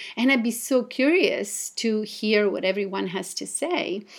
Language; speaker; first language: English; non-native, fluent; Italian